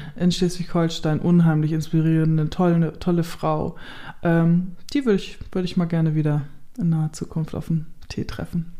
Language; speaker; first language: German; native; German